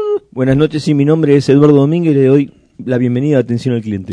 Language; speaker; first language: Spanish; native; Spanish